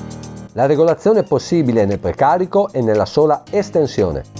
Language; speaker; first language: Italian; native; Italian